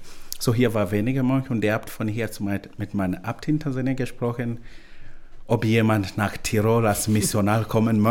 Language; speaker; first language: German; non-native, learner; Swahili